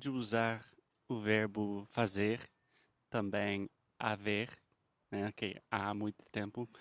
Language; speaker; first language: Portuguese; non-native, fluent; English